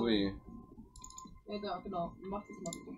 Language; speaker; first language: German; native; German